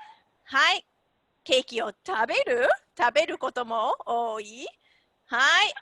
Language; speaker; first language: Japanese; non-native, fluent; English